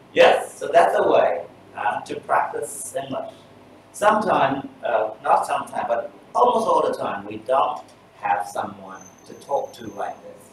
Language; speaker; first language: English; non-native, fluent; Vietnamese